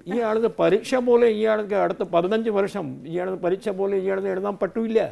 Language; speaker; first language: Malayalam; non-native, fluent; Hindi